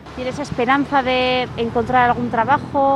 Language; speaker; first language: Spanish; native; Spanish